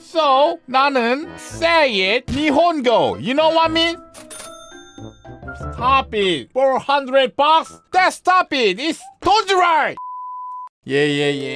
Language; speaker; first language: English; non-native, learner; Korean